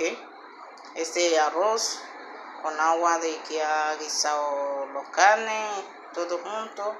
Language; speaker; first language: Spanish; non-native, learner; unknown